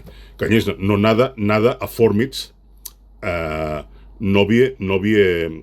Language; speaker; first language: Russian; non-native, fluent; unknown